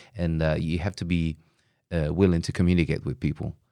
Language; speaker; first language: English; non-native, fluent; Italian